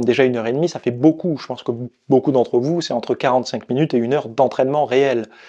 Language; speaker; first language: French; native; French